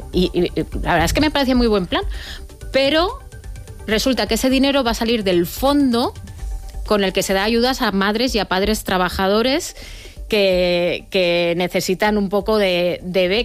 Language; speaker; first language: Spanish; native; Spanish